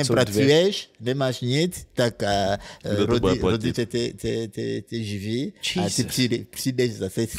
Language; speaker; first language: Czech; non-native, fluent; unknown